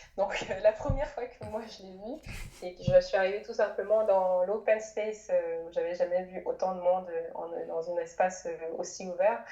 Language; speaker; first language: French; native; French